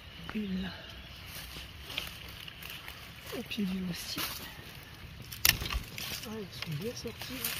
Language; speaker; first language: French; native; French